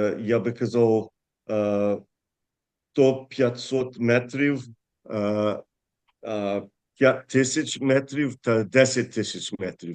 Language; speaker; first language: Ukrainian; early bilingual, heritage; Ukrainian